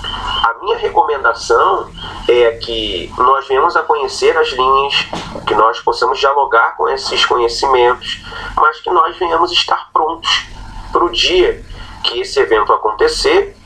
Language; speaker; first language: Portuguese; native; Portuguese